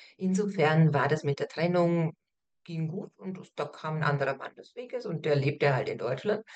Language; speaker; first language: German; native; German